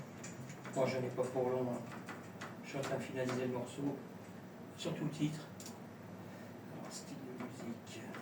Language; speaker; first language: French; native; French